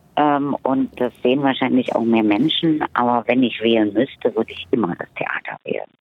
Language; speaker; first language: German; native; German